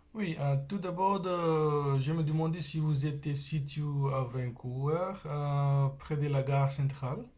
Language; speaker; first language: French; non-native, fluent; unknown